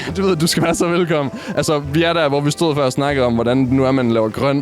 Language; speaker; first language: Danish; native; Danish